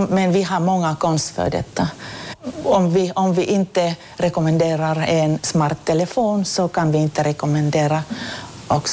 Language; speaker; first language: Swedish; non-native, local second language; Finnish